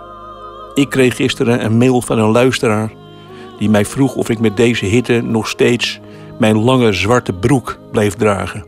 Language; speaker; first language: Dutch; native; Dutch